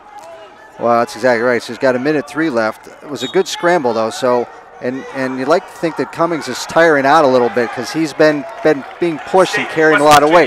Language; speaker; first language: English; native; English